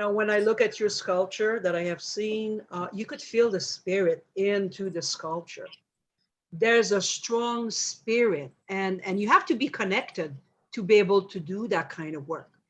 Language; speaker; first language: English; non-native, fluent; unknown